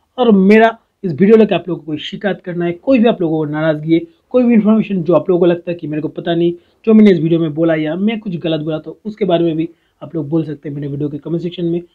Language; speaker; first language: Hindi; non-native, local second language; Bangla